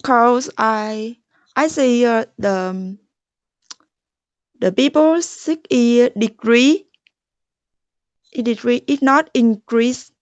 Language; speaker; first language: English; non-native, learner; Vietnamese